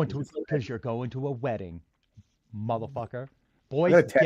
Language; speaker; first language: English; native; English